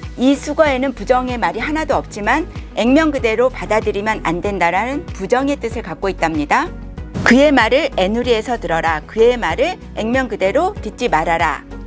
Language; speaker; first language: Korean; native; Korean